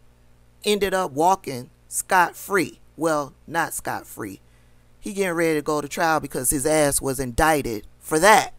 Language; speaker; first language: English; native; English